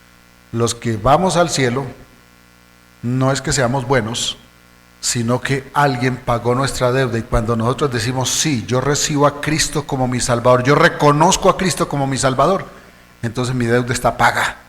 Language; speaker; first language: Spanish; native; Spanish